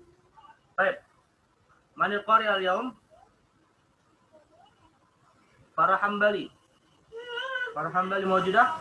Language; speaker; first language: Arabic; non-native, fluent; Indonesian